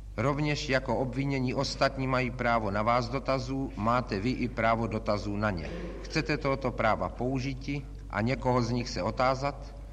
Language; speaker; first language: Czech; native; Czech